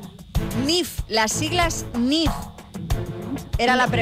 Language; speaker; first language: Spanish; native; Spanish